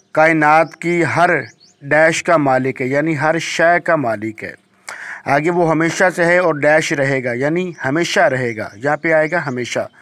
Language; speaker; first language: Urdu; native; Urdu